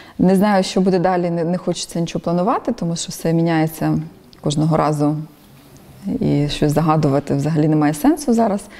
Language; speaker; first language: Ukrainian; native; Ukrainian